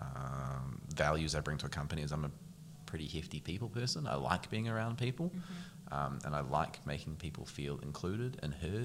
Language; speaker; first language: English; native; English